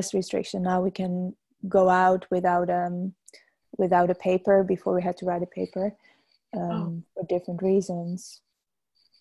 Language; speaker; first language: English; non-native, fluent; Dutch